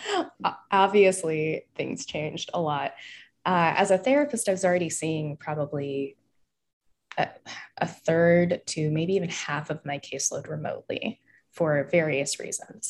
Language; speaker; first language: English; native; English